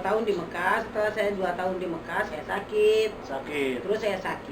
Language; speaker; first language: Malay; non-native, local second language; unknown